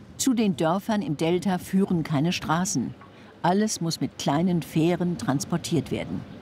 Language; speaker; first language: German; native; German